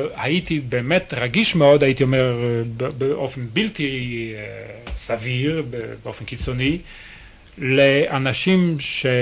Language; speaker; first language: Hebrew; non-native, fluent; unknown